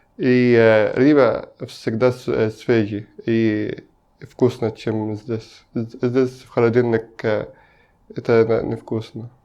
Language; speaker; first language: Russian; non-native, learner; Arabic